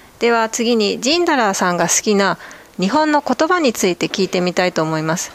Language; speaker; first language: Japanese; native; Japanese